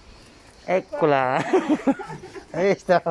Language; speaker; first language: Italian; non-native, learner; Filipino